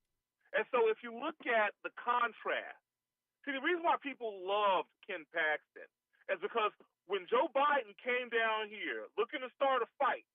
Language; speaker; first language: English; native; English